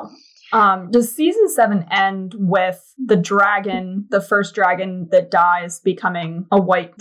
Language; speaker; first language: English; native; English